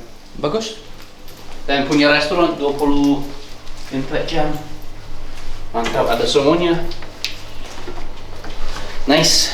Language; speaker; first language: Indonesian; non-native, fluent; English